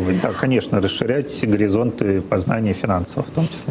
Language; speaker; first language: Russian; native; Russian